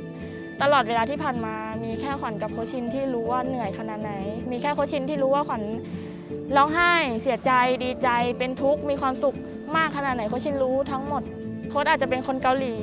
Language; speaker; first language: Thai; native; Thai